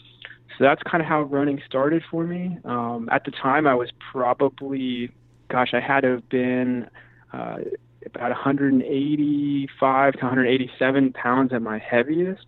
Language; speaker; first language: English; native; English